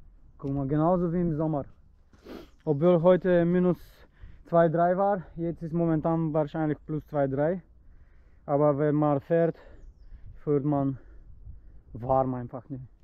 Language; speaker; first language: German; non-native, learner; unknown